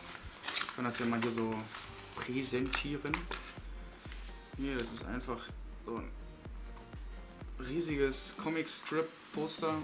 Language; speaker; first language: German; native; German